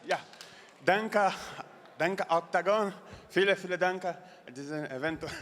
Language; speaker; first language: German; non-native, learner; Portuguese